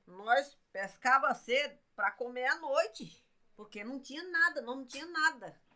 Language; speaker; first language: Portuguese; native; Portuguese